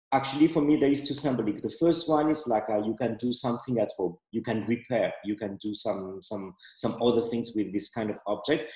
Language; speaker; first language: English; non-native, fluent; Malagasy